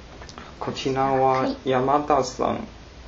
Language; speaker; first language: Japanese; non-native, learner; Chinese